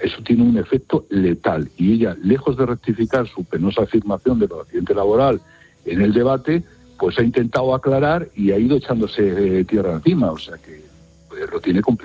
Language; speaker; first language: Spanish; native; Spanish